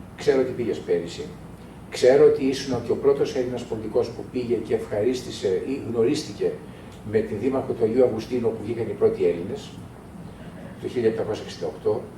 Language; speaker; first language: Greek; native; Greek